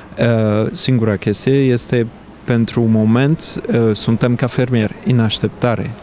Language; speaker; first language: Romanian; non-native, fluent; French